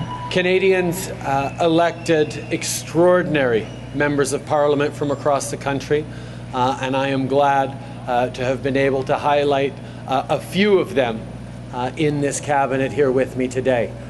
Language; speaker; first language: English; native; English